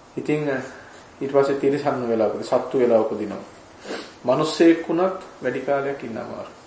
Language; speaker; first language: Sinhala; native; Sinhala